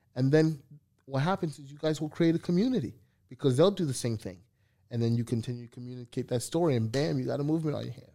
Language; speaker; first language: English; early bilingual, other home language; Haitian Creole